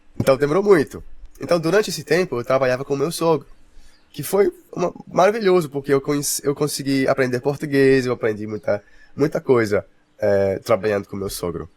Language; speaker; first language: Portuguese; non-native, fluent; English